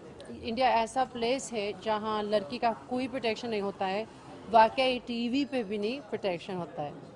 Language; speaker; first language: Hindi; early bilingual, heritage; English